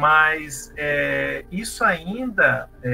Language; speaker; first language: Portuguese; native; Portuguese